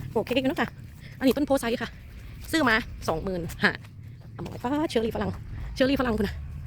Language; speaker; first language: Thai; native; Thai